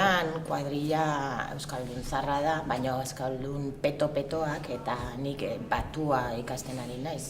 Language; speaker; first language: Basque; non-native, learner; French